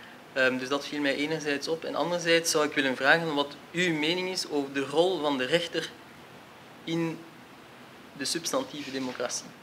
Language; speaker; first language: Dutch; native; Dutch